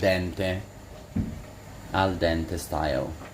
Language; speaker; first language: Italian; native; Italian